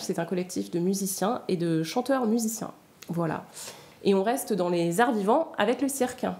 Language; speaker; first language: French; native; French